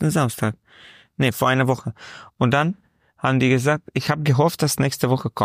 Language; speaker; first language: German; non-native, learner; Romanian